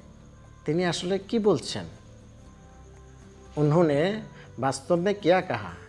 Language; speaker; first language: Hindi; non-native, local second language; Bangla